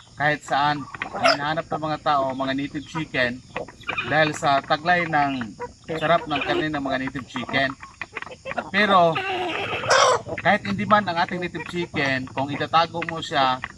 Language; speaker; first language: Filipino; non-native, local second language; Cebuano